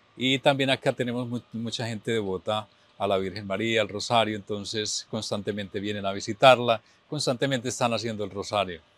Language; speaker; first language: Spanish; native; Spanish